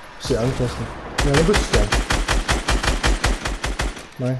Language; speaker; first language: Swedish; early bilingual, other home language; Turkish